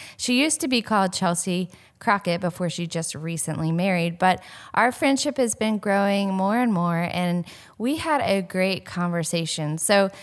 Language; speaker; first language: English; native; English